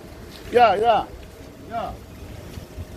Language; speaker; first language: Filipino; non-native, learner; Korean